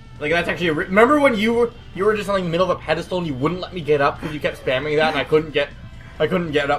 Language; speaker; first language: English; native; English